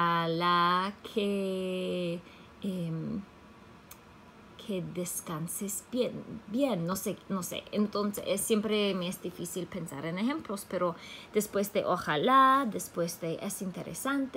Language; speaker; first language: Spanish; non-native, fluent; English